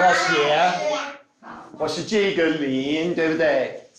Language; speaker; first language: Chinese; non-native, fluent; English